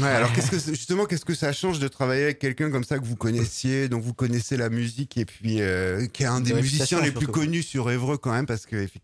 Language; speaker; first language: French; native; French